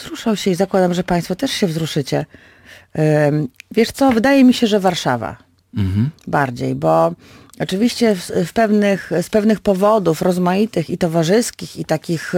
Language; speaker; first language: Polish; native; Polish